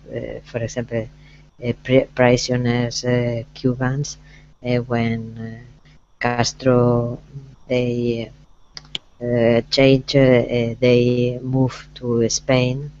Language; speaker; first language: English; non-native, learner; Spanish